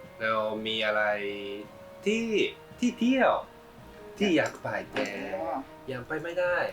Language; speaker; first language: Thai; non-native, learner; Japanese